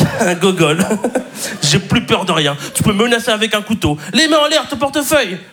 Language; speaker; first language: French; native; French